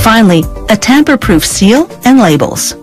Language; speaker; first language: English; native; English